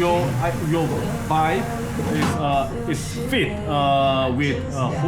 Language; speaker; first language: English; non-native, learner; Korean